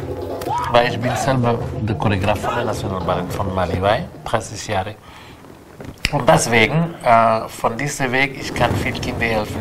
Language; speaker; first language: German; non-native, learner; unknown